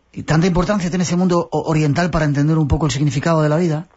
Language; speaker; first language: Spanish; native; Spanish